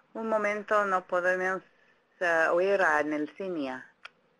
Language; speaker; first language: Spanish; non-native, fluent; English